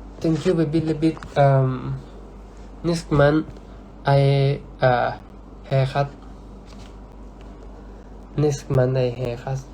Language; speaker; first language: English; non-native, learner; Thai